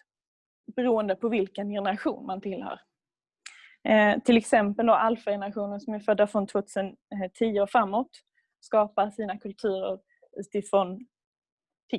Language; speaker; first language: Swedish; native; Swedish